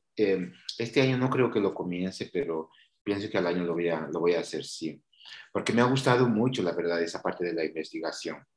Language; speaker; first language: Spanish; native; Spanish